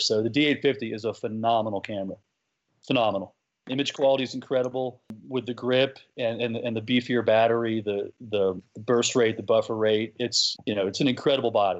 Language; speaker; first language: English; native; English